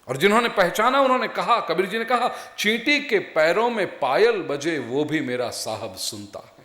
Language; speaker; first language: Hindi; non-native, local second language; Gujarati